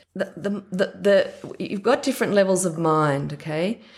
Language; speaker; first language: English; native; English